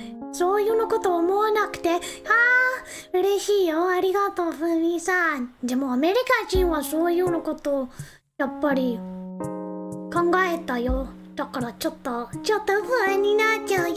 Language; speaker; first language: Japanese; non-native, learner; English